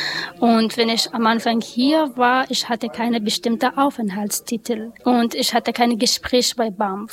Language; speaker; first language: German; non-native, learner; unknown